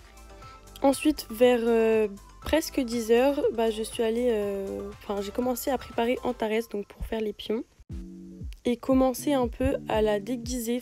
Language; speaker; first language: French; native; French